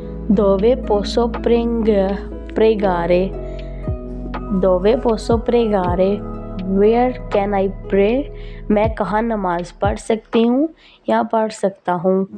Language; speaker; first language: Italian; non-native, learner; Urdu